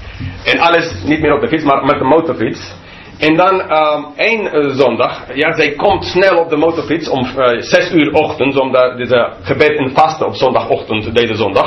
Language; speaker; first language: Dutch; non-native, fluent; English